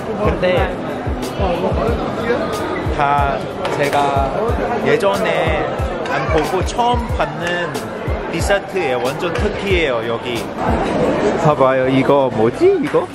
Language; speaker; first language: Korean; non-native, learner; Cantonese